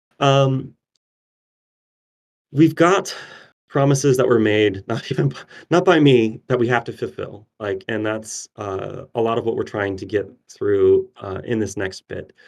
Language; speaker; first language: English; native; English